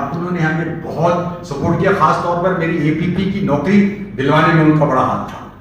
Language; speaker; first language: Urdu; native; Urdu